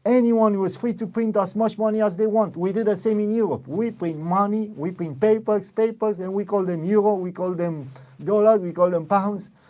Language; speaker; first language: English; non-native, fluent; Romanian